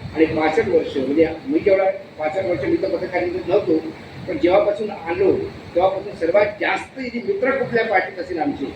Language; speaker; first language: Marathi; non-native, local second language; Hindi